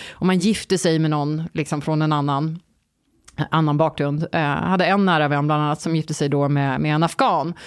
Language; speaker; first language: Swedish; early bilingual, other home language; Turkish